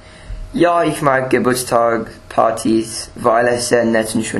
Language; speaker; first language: German; non-native, learner; English